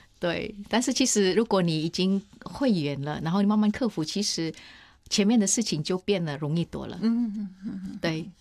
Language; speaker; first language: Chinese; non-native, fluent; Vietnamese